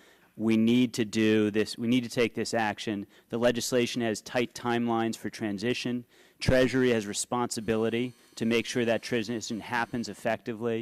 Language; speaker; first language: English; native; English